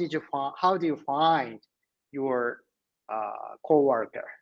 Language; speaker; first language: English; non-native, learner; Japanese